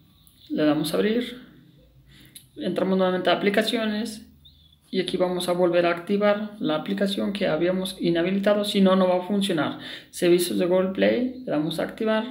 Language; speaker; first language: Spanish; native; Spanish